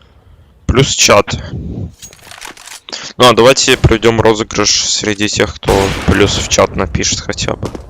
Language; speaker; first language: Russian; native; Russian